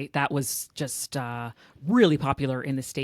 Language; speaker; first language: English; native; English